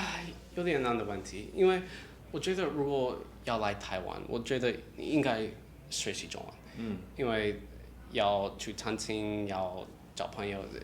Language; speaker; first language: Chinese; non-native, learner; English